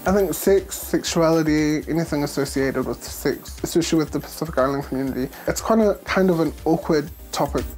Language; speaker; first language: English; native; English